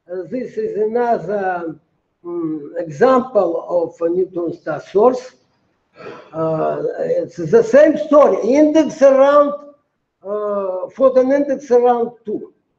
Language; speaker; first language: English; non-native, fluent; Russian